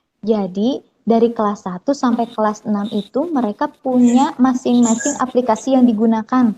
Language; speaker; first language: Indonesian; native; Indonesian